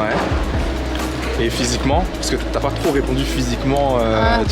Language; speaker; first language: French; native; French